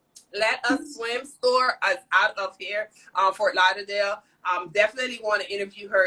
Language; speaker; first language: English; native; English